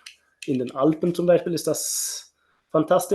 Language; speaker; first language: German; non-native, fluent; Norwegian